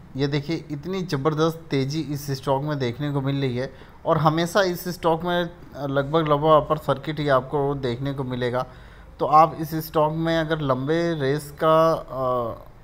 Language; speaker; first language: Hindi; native; Hindi